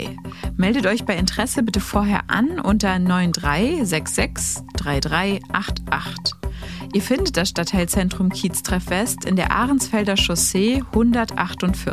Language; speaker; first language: German; native; German